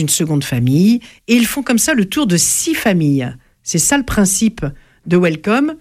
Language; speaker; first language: French; native; French